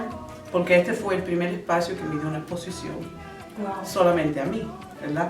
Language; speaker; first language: Spanish; early bilingual, other home language; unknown